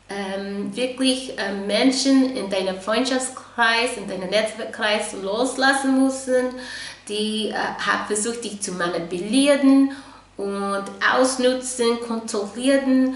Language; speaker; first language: German; non-native, fluent; English